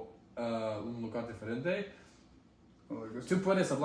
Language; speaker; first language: Spanish; non-native, learner; English